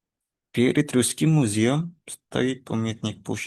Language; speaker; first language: Russian; non-native, learner; Indonesian